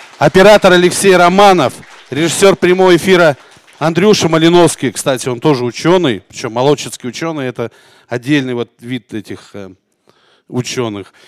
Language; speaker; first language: Russian; native; Russian